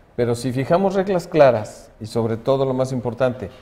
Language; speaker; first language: Spanish; native; Spanish